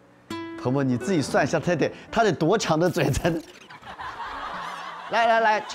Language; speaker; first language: Chinese; native; Chinese